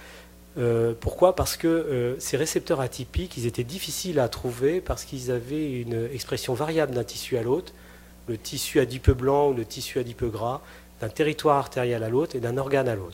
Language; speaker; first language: French; native; French